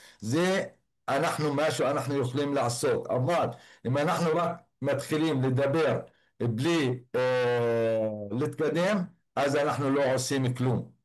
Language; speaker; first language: Hebrew; non-native, local second language; Arabic